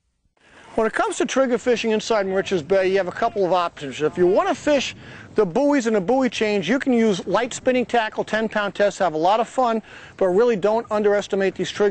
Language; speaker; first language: English; native; English